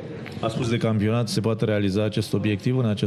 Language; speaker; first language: Romanian; native; Romanian